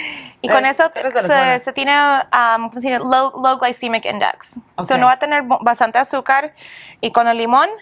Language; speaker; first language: Spanish; early bilingual, heritage; English